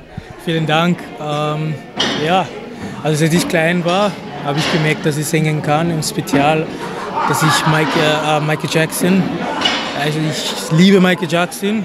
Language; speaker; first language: German; non-native, fluent; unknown